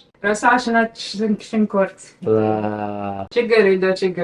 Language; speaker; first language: Amharic; non-native, learner; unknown